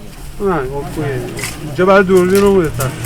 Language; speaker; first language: Persian; native; Persian